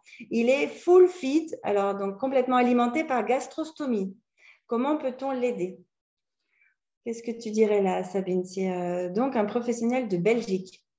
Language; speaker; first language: French; native; French